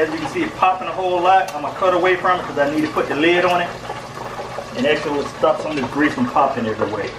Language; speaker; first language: English; native; English